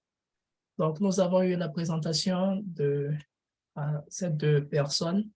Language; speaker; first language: French; non-native, fluent; Korean